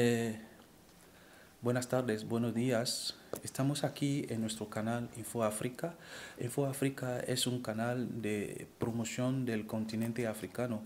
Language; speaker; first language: Spanish; non-native, fluent; French